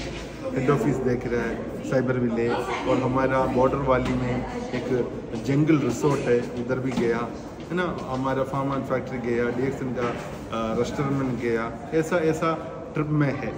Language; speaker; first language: Hindi; non-native, fluent; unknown